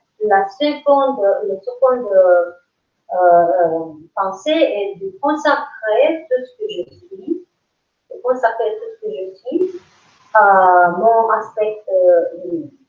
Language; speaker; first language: French; non-native, learner; English